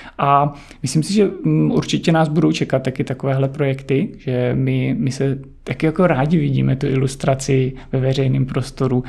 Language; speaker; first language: Czech; native; Czech